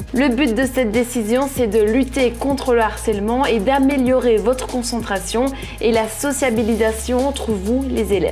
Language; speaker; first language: French; native; French